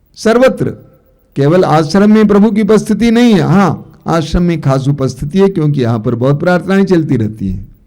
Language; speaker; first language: Hindi; non-native, local second language; Malayalam